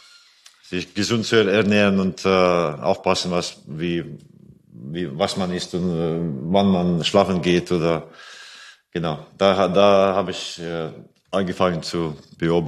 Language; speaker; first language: German; non-native, fluent; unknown